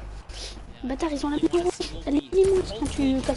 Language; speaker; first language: French; native; French